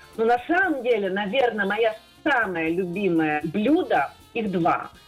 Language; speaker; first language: Russian; native; Russian